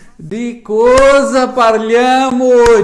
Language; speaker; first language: Italian; non-native, fluent; Portuguese